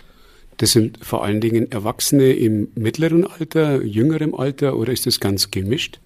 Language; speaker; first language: German; native; German